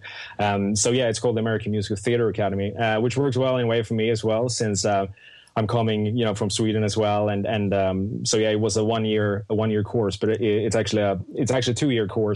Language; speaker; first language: English; non-native, fluent; Swedish